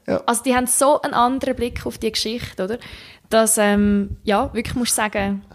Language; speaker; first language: German; native; German